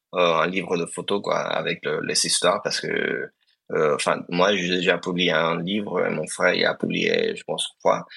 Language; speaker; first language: French; non-native, fluent; Spanish